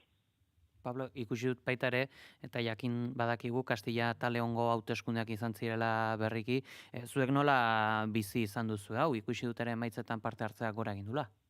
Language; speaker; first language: Basque; native; Basque